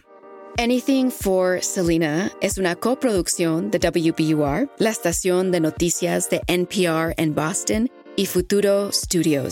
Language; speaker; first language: Spanish; early bilingual, heritage; Spanish